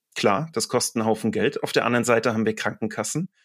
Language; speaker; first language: German; native; German